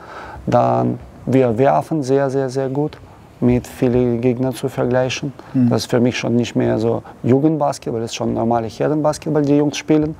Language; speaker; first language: German; non-native, learner; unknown